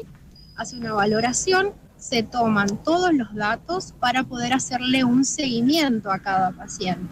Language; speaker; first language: Spanish; native; Spanish